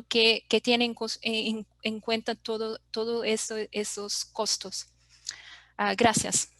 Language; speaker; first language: Spanish; non-native, fluent; Portuguese